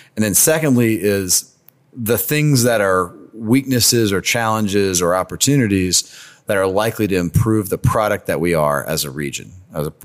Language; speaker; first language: English; native; English